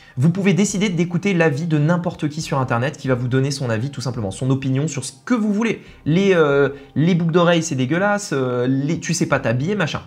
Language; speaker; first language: French; native; French